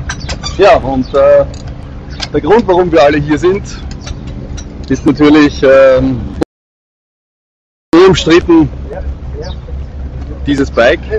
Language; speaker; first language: German; native; German